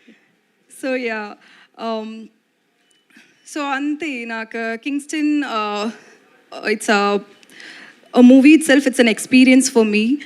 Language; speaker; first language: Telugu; non-native, learner; Tamil